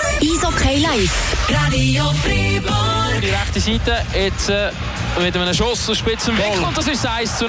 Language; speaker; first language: German; native; German